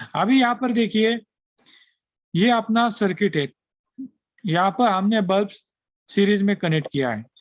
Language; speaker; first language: Hindi; non-native, local second language; Marathi